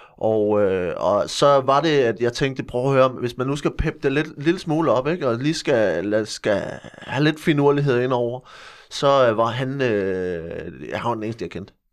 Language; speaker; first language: Danish; native; Danish